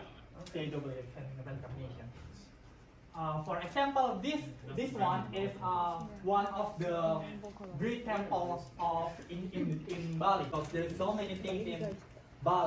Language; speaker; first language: English; non-native, local second language; Indonesian